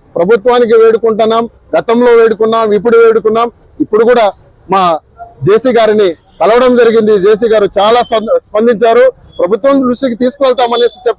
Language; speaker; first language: Telugu; non-native, local second language; Lambadi